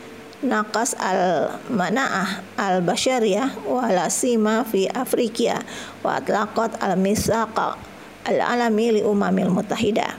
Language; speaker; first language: Arabic; non-native, learner; Indonesian